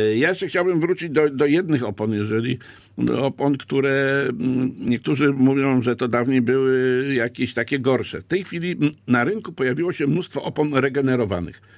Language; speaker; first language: Polish; native; Polish